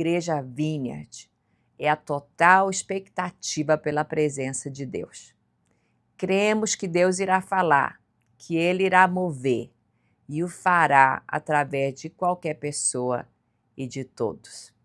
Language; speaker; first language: Portuguese; native; Portuguese